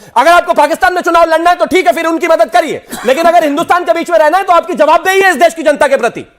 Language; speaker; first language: Hindi; native; Hindi